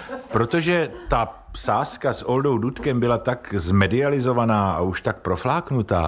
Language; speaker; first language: Czech; native; Czech